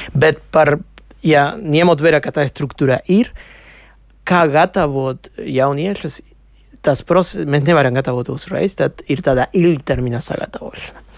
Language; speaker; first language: Latvian; non-native, local second language; Russian